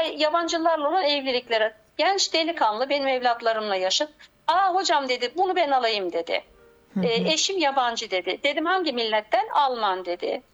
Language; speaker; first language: Turkish; native; Turkish